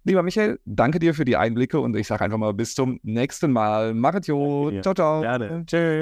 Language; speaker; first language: German; native; German